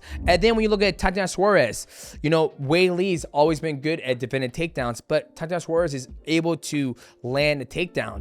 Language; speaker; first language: English; native; English